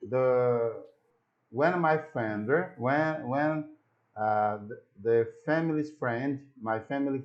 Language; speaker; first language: English; non-native, learner; Portuguese